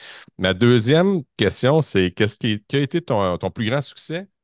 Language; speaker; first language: French; native; French